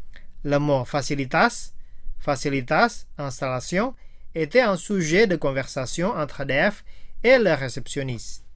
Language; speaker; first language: French; non-native, fluent; Indonesian